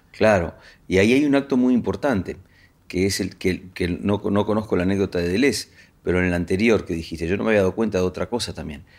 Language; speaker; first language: Spanish; native; Spanish